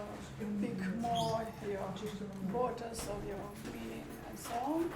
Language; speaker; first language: English; non-native, learner; Armenian